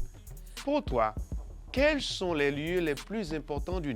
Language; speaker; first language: French; non-native, fluent; Spanish